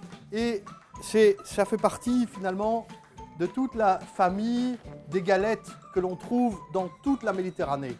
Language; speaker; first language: French; native; French